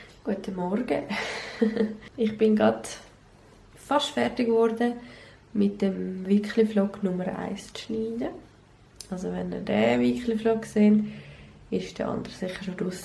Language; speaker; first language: German; native; German